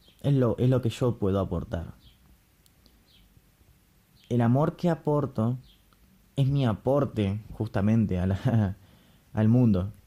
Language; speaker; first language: Spanish; native; Spanish